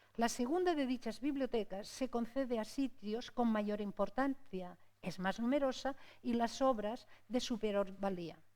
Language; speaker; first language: Spanish; non-native, local second language; Catalan